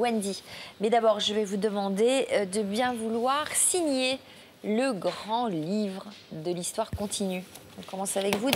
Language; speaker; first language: French; native; French